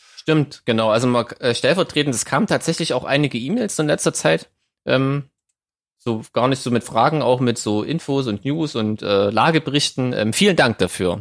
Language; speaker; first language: German; native; German